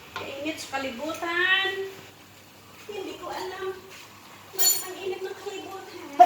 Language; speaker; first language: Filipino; non-native, local second language; Cebuano